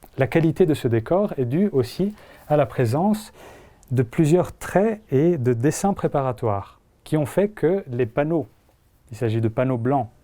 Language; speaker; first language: French; non-native, fluent; Italian